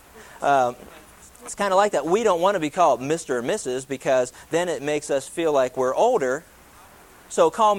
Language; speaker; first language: English; native; English